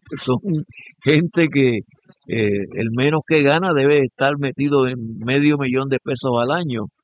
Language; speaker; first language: Spanish; native; Spanish